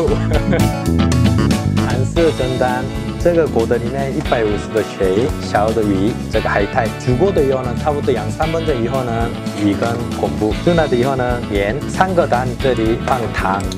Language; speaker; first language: Chinese; non-native, learner; Korean